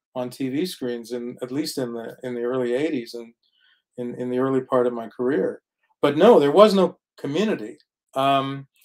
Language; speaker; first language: English; native; English